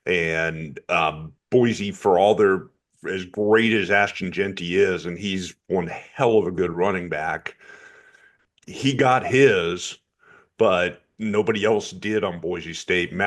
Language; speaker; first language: English; native; English